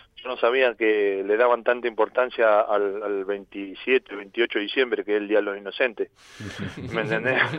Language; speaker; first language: Spanish; native; Spanish